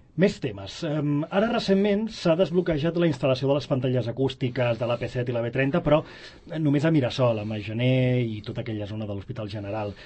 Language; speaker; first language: Catalan; native; Catalan